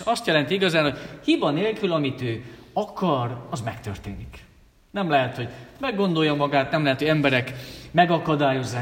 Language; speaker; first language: Hungarian; native; Hungarian